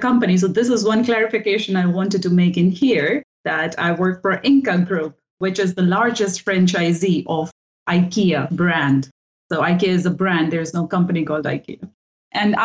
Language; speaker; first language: English; non-native, local second language; Hindi